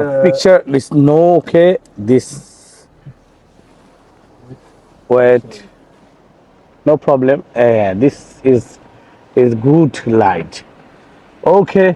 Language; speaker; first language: English; non-native, learner; Bangla